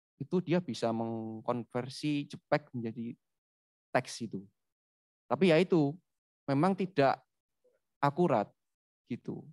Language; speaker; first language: Indonesian; native; Indonesian